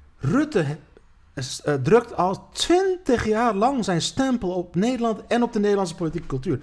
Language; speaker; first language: Dutch; early bilingual, other home language; Turkish